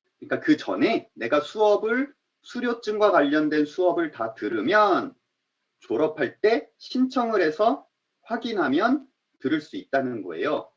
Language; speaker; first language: Korean; native; Korean